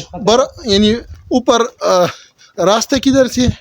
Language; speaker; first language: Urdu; non-native, local second language; Pashto